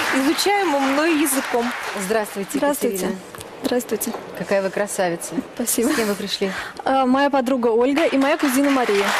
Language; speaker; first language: Russian; native; Russian